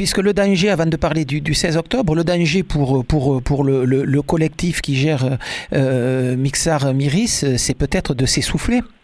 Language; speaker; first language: French; native; French